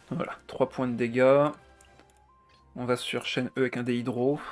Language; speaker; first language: French; native; French